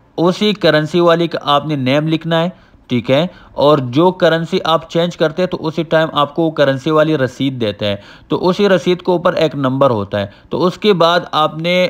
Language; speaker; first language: Urdu; native; Urdu